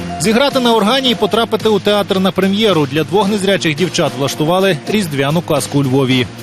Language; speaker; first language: Ukrainian; native; Ukrainian